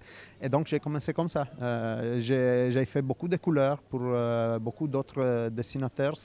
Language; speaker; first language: French; non-native, fluent; Italian